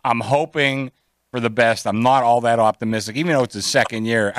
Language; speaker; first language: English; native; English